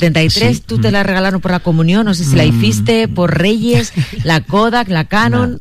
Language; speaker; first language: Spanish; native; Spanish